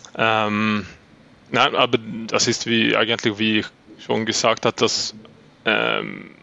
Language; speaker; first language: German; non-native, learner; Swedish